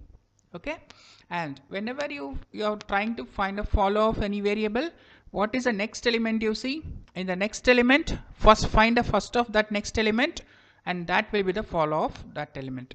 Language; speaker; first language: English; non-native, local second language; Kannada